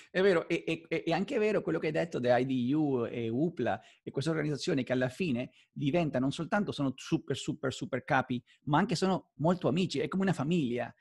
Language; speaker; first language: Italian; non-native, fluent; Spanish